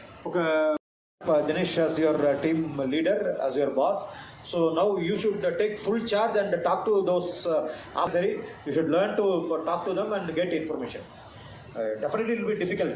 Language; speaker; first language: English; non-native, local second language; Telugu